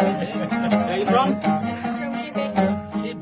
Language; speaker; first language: English; non-native, learner; Khmer